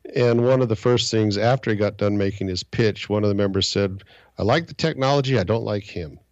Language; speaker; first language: English; native; English